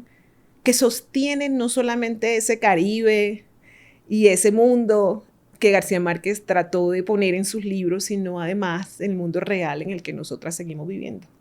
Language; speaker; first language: Spanish; native; Spanish